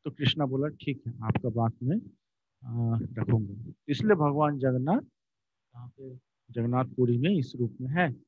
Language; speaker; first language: Hindi; non-native, local second language; Bangla